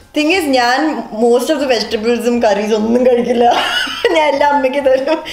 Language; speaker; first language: Malayalam; early bilingual, heritage; Malayalam